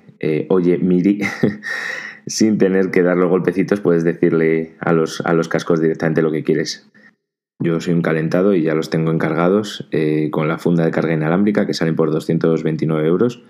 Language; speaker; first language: Spanish; native; Spanish